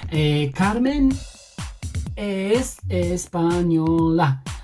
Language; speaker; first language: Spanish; non-native, fluent; Bulgarian